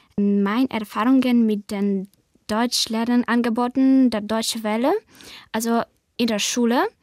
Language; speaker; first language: German; non-native, learner; Ukrainian